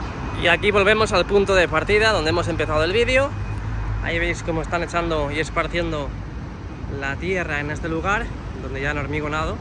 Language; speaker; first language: Spanish; native; Spanish